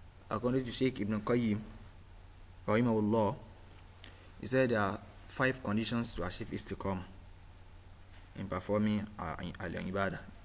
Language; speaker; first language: English; non-native, local second language; Yoruba